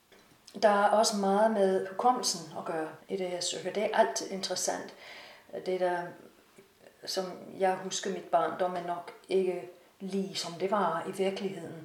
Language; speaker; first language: Danish; non-native, fluent; English